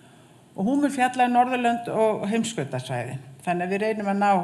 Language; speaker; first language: Icelandic; native; Icelandic